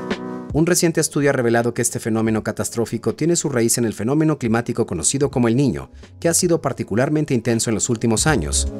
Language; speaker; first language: Spanish; native; Spanish